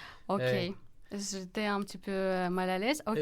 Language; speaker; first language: French; non-native, fluent; Polish